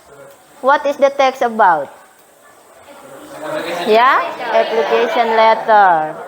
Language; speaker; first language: English; non-native, fluent; Indonesian